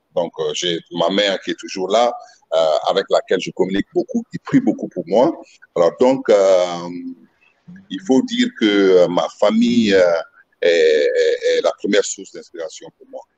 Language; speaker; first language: French; non-native, local second language; Mossi